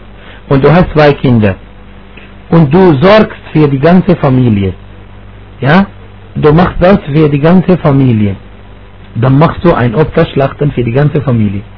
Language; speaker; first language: German; non-native, fluent; Arabic